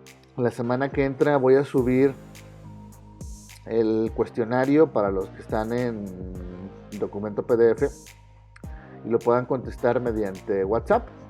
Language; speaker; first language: Spanish; native; Spanish